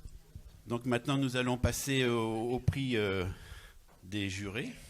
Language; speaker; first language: French; native; French